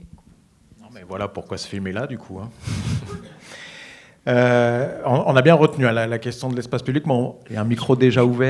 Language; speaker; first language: French; native; French